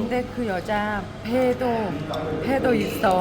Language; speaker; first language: Korean; non-native, learner; Vietnamese